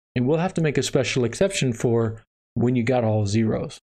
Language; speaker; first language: English; native; English